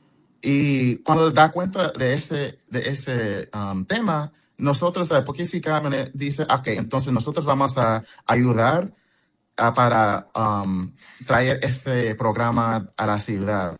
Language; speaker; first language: Spanish; non-native, fluent; English